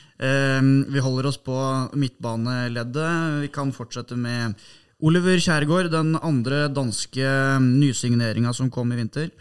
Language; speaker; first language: Norwegian; native; Norwegian